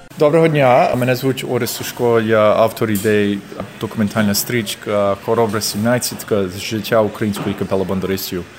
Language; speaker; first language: Ukrainian; early bilingual, heritage; Ukrainian